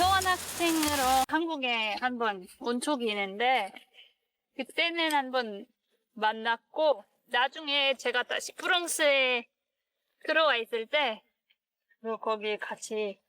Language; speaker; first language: Korean; non-native, fluent; French